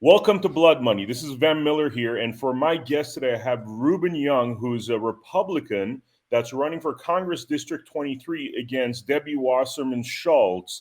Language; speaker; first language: English; native; English